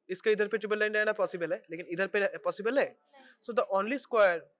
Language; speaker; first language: Hindi; non-native, local second language; Bangla